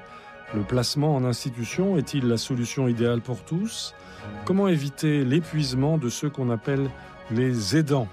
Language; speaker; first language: French; native; French